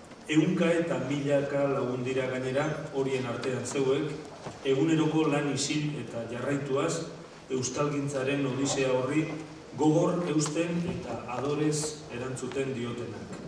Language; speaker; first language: Basque; native; Basque